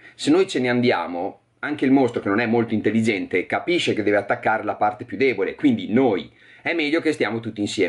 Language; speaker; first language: Italian; native; Italian